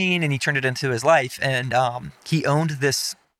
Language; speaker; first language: English; native; English